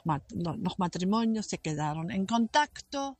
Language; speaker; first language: Spanish; non-native, local second language; German